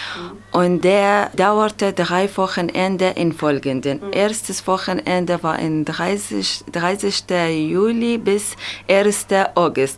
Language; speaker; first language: German; non-native, learner; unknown